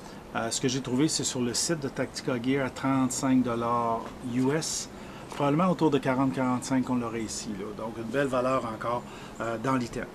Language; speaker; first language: French; native; French